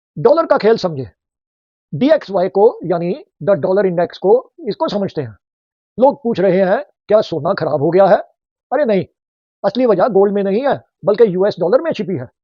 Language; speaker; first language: Hindi; native; Hindi